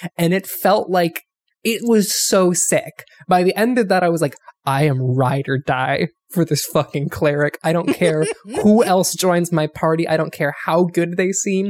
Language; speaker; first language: English; native; English